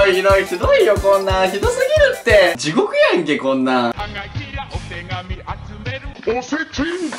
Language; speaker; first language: Japanese; native; Japanese